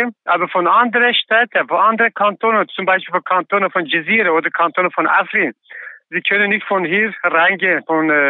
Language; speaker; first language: German; non-native, learner; Kurdish